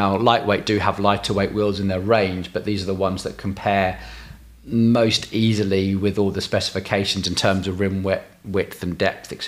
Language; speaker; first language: English; native; English